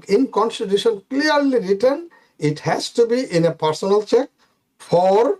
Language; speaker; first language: English; non-native, fluent; Bangla